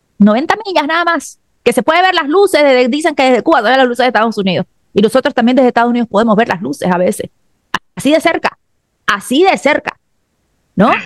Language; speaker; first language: Spanish; native; Spanish